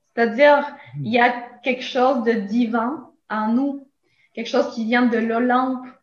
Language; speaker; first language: French; non-native, fluent; Spanish